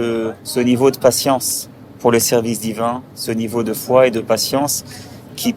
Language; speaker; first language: French; native; French